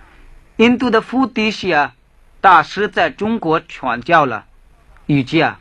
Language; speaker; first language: Chinese; non-native, fluent; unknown